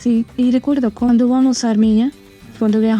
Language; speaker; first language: Spanish; non-native, learner; Armenian